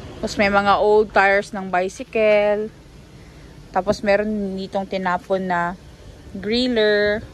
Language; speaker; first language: Filipino; non-native, local second language; Cebuano